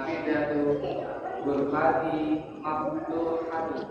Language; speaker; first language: Arabic; non-native, learner; Indonesian